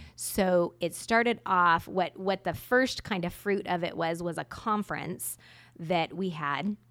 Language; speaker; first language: English; native; English